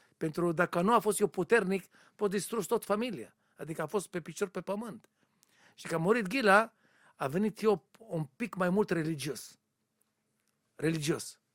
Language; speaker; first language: Romanian; non-native, learner; Hebrew